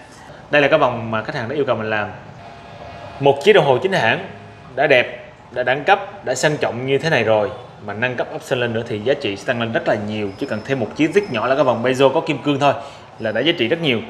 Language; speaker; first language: Vietnamese; native; Vietnamese